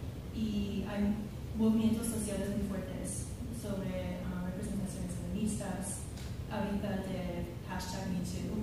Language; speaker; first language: Spanish; non-native, fluent; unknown